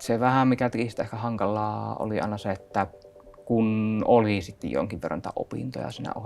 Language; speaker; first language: Finnish; native; Finnish